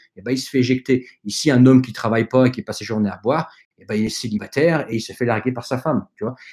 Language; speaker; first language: French; early bilingual, other home language; Dutch